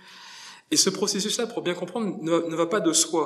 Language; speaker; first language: French; native; French